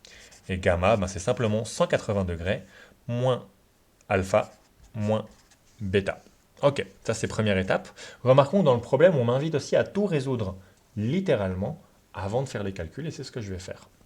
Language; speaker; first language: French; native; French